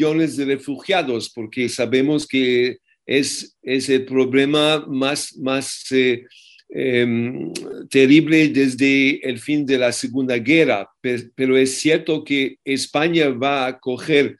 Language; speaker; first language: Spanish; non-native, fluent; English